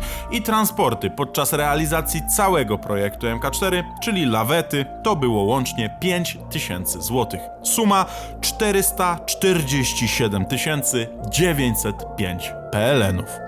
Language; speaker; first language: Polish; native; Polish